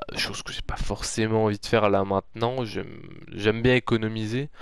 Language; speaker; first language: French; native; French